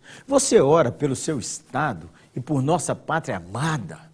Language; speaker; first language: Portuguese; native; Portuguese